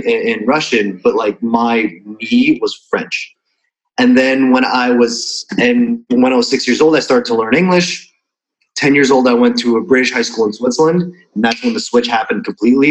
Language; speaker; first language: English; non-native, fluent; Russian